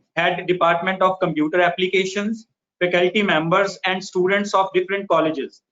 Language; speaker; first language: English; non-native, local second language; Punjabi